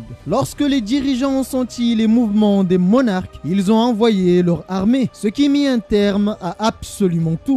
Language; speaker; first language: French; native; French